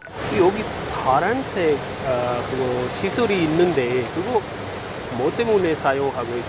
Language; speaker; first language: Korean; non-native, learner; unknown